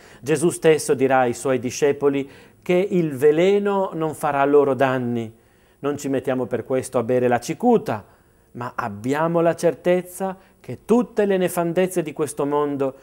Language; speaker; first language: Italian; native; Italian